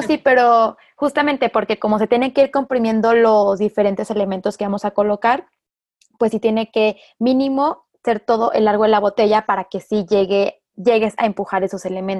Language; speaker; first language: Spanish; native; Spanish